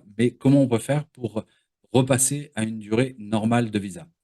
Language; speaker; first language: French; native; French